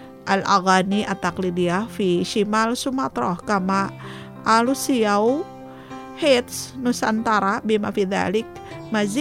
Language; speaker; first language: Arabic; non-native, fluent; Indonesian